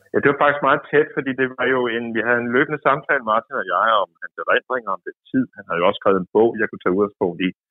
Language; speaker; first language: Danish; native; Danish